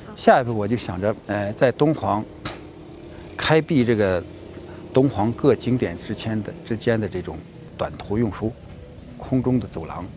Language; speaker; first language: Chinese; native; Chinese